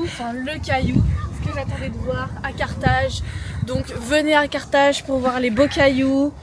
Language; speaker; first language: French; native; French